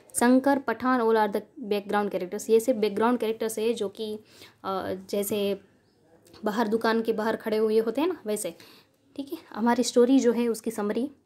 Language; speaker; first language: Hindi; non-native, local second language; Gujarati